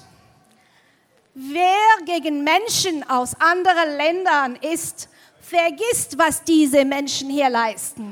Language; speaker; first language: German; non-native, fluent; Arabic